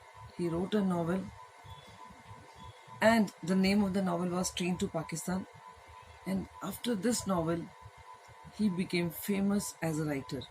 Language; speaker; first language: English; non-native, local second language; Hindi